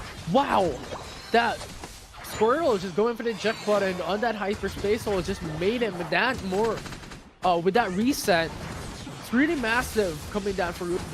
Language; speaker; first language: English; non-native, local second language; Filipino